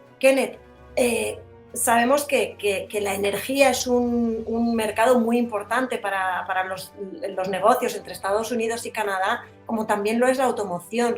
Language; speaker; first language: Spanish; native; Spanish